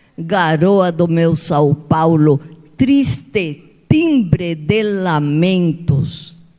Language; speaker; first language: Portuguese; non-native, fluent; Spanish